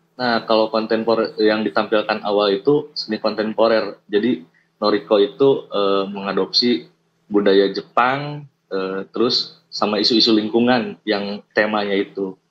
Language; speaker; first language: Indonesian; native; Indonesian